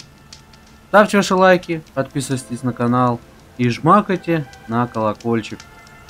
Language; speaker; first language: Russian; native; Russian